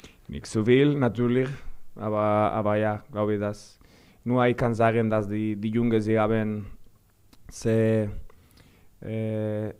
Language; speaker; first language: German; non-native, fluent; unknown